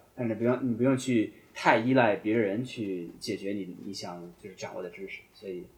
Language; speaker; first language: Chinese; non-native, fluent; English